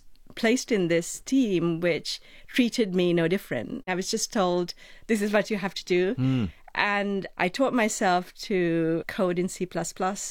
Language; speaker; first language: English; non-native, local second language; Sinhala